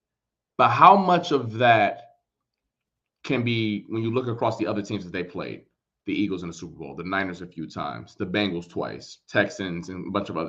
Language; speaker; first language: English; native; English